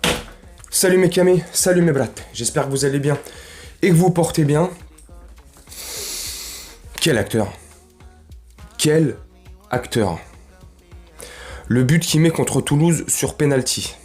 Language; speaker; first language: French; native; French